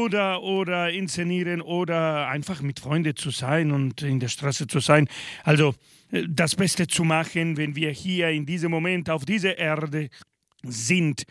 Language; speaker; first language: German; non-native, fluent; Spanish